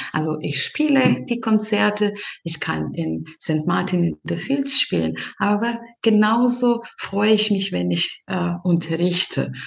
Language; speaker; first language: German; non-native, fluent; Serbian